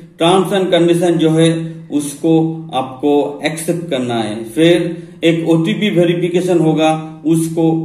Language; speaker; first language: Hindi; non-native, local second language; Bangla